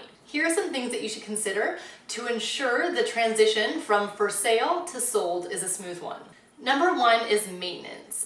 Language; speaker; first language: English; native; English